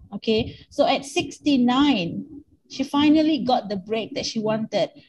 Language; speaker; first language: English; non-native, local second language; Malay